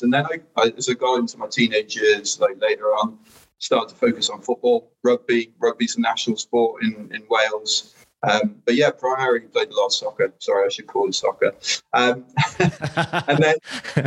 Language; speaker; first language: English; native; English